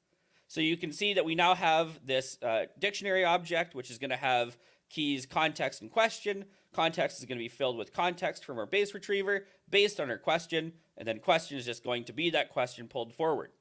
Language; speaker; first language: English; native; English